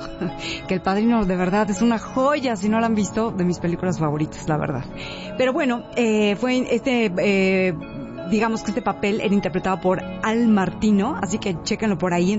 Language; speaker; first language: Spanish; native; Spanish